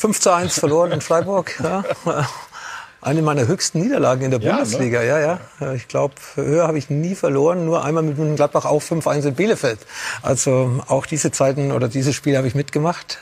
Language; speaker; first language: German; native; German